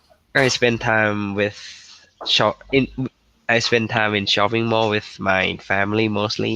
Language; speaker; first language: English; non-native, learner; Thai